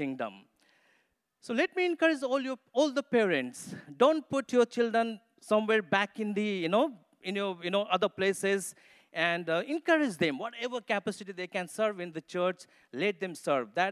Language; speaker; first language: English; non-native, local second language; Nepali